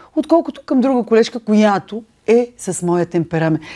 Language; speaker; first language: Bulgarian; native; Bulgarian